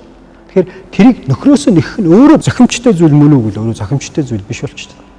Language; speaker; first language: Mongolian; native; Mongolian